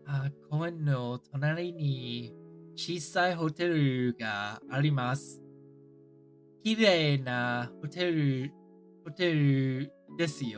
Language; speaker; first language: Japanese; non-native, learner; English